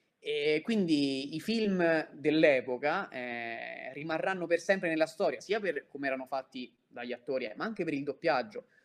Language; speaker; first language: Italian; native; Italian